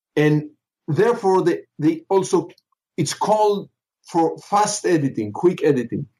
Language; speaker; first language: English; non-native, fluent; Hebrew